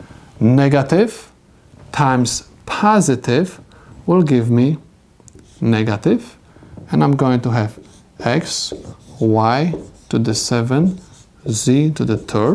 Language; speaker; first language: English; non-native, fluent; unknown